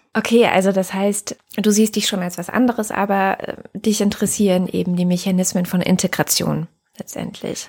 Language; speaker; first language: German; native; German